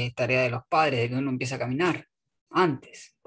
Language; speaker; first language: Spanish; native; Spanish